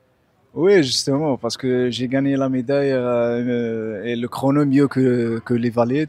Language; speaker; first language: French; non-native, local second language; Arabic